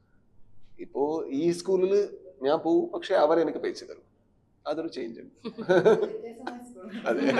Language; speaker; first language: Malayalam; non-native, learner; Kannada